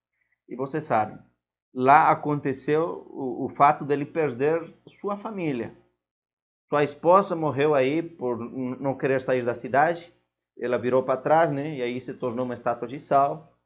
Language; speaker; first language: Portuguese; non-native, fluent; Spanish